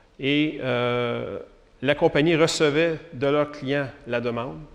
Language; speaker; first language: French; native; French